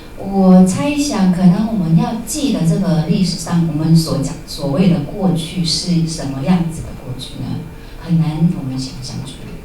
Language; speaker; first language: Chinese; native; Chinese